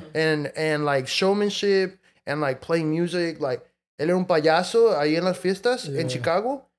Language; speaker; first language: English; early bilingual, other home language; Spanish